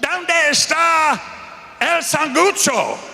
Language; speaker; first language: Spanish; non-native, learner; English